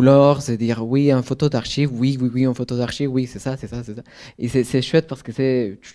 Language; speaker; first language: French; non-native, fluent; Spanish